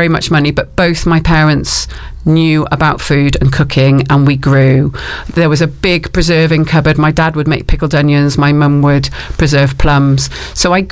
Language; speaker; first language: English; native; English